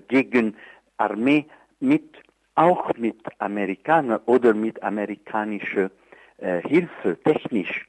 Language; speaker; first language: German; non-native, fluent; Arabic